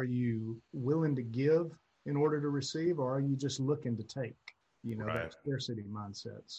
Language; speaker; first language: English; native; English